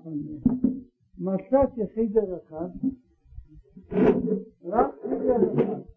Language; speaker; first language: Hebrew; non-native, learner; Russian